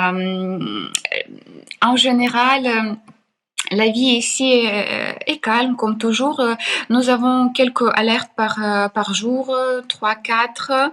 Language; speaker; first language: French; non-native, fluent; Ukrainian